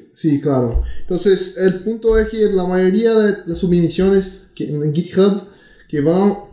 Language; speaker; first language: Spanish; non-native, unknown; Portuguese